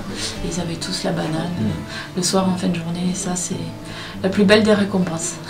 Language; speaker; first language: French; native; French